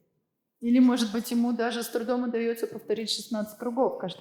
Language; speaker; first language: Russian; native; Russian